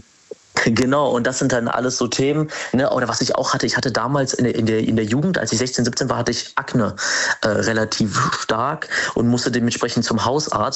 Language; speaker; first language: German; native; German